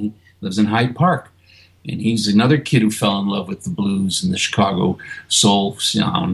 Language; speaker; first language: English; native; English